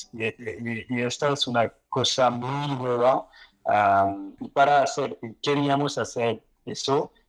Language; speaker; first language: Spanish; non-native, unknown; French